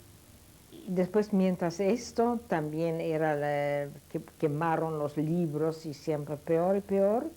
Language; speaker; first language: Spanish; non-native, fluent; Yiddish